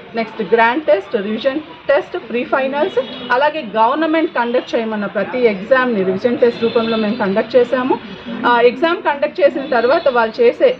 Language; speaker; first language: Telugu; native; Telugu